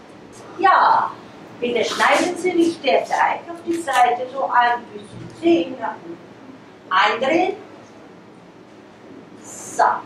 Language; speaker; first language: German; non-native, fluent; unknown